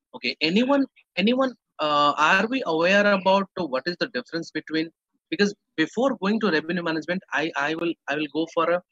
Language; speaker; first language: English; non-native, local second language; Odia